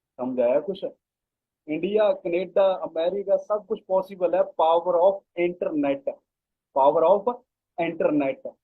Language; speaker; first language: Hindi; native; Hindi